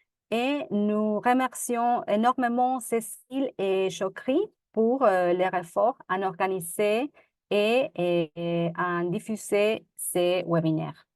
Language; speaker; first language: French; non-native, fluent; Spanish